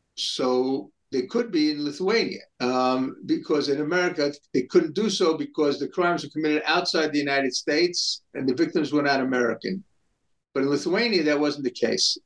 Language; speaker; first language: English; native; English